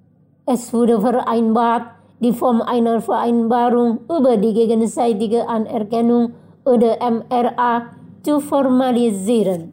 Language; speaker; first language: German; non-native, fluent; Indonesian